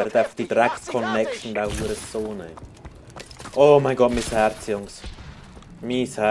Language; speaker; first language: German; native; German